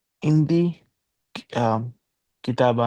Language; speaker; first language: Arabic; non-native, learner; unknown